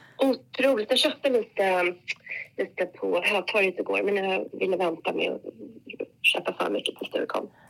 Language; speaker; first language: Swedish; native; Swedish